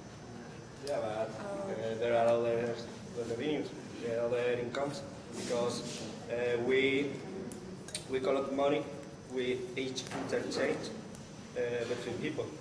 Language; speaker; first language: English; non-native, learner; Spanish